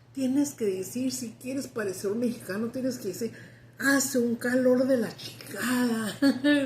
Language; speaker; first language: Spanish; early bilingual, heritage; Spanish